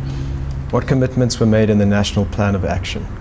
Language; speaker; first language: English; native; English